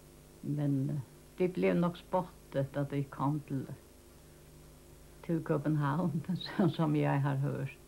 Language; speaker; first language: Danish; non-native, local second language; Faroese